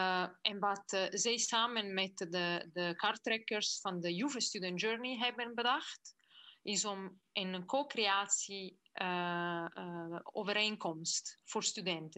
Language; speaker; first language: Dutch; non-native, fluent; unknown